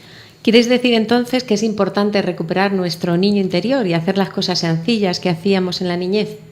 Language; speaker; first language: Spanish; native; Spanish